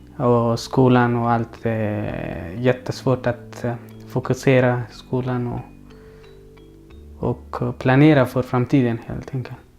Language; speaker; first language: Swedish; non-native, learner; Persian